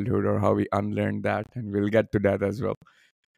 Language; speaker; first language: English; non-native, local second language; Urdu